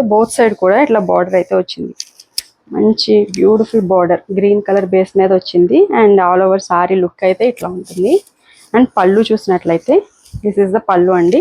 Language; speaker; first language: Telugu; native; Telugu